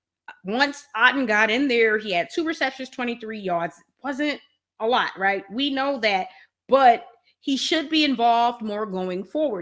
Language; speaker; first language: English; native; English